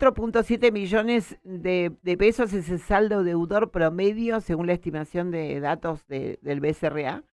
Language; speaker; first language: Spanish; native; Spanish